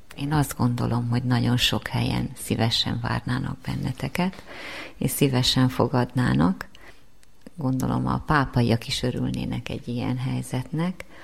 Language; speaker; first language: Hungarian; native; Hungarian